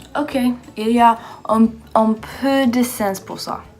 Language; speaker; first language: French; non-native, learner; English